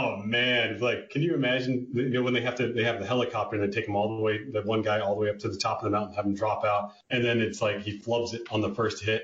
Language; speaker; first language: English; native; English